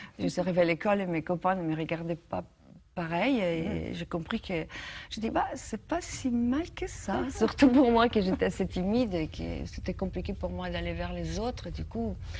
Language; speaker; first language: French; non-native, fluent; Italian